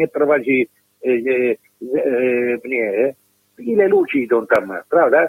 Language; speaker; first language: Polish; non-native, learner; Italian